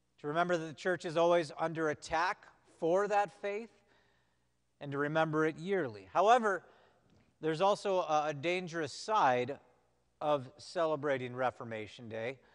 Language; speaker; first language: English; native; English